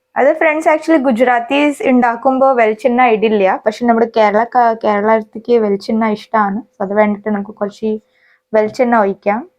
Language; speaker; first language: Malayalam; non-native, learner; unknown